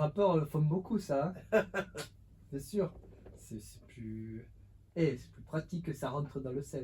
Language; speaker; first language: French; native; French